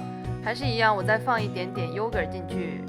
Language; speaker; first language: Chinese; native; Chinese